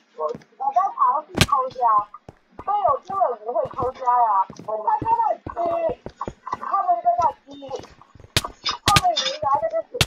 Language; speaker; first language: Chinese; native; Chinese